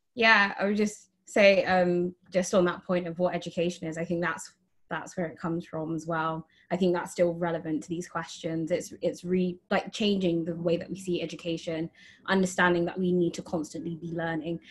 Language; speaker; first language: English; native; English